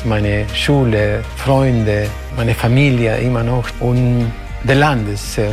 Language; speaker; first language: German; non-native, learner; Spanish